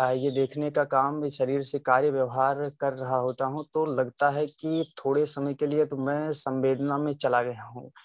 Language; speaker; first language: Hindi; native; Hindi